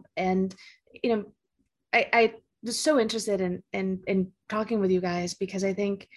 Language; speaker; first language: English; early bilingual, other home language; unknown